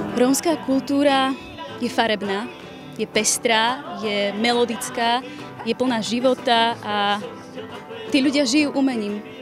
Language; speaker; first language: Slovak; early bilingual, heritage; Slovak